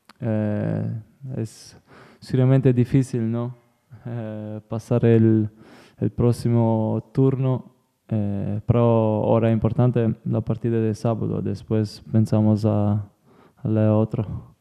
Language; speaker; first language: Spanish; non-native, learner; Italian